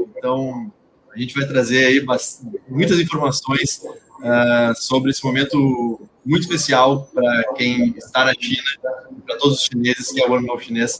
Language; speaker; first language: Portuguese; native; Portuguese